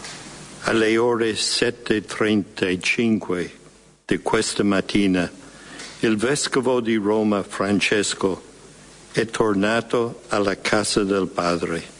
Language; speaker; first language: Italian; non-native, fluent; English